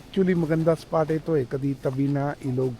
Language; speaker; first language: Filipino; non-native, learner; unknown